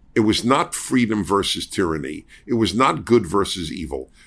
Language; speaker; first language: English; native; English